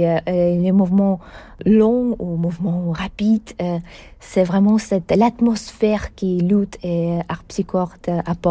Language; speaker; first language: French; non-native, fluent; Russian